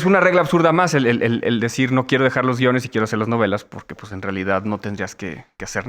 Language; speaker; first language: Spanish; native; Spanish